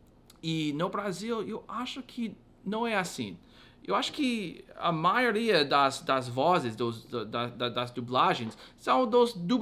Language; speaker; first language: Portuguese; non-native, fluent; English